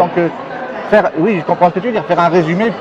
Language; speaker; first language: French; native; French